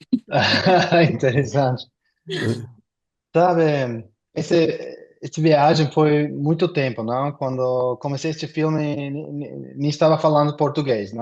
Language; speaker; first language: Portuguese; non-native, fluent; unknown